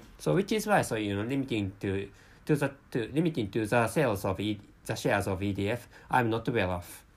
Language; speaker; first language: English; non-native, fluent; Japanese